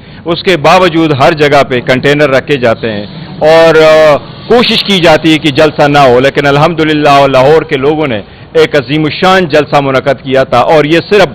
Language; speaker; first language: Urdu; non-native, local second language; Pashto